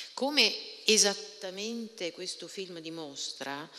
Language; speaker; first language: Italian; native; Italian